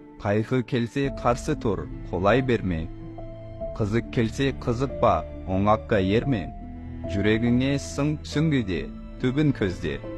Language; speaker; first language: Kazakh; non-native, fluent; Urdu